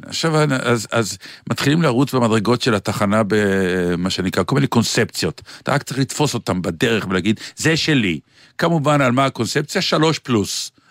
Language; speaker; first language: Hebrew; native; Hebrew